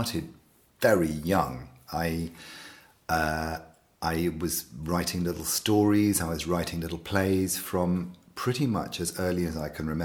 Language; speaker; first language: English; native; English